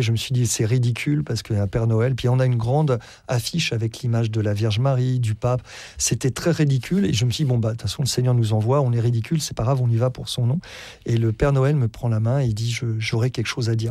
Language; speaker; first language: French; native; French